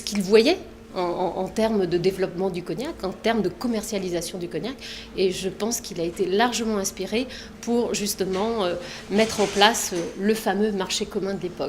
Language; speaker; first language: French; native; French